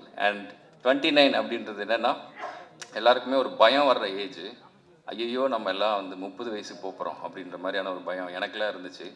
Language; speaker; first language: Tamil; native; Tamil